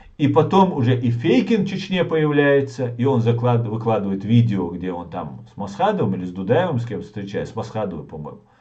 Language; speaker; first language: Russian; non-native, local second language; Chechen